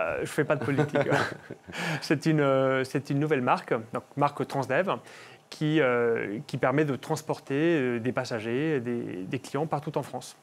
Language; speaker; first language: French; non-native, fluent; Spanish